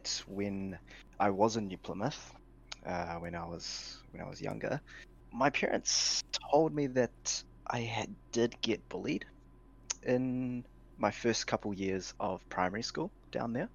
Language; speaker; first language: English; native; English